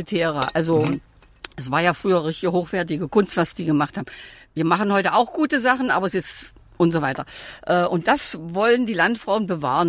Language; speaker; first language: German; native; German